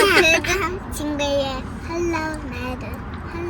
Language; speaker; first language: Korean; early bilingual, heritage; Korean